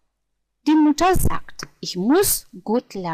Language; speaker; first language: German; non-native, fluent; Georgian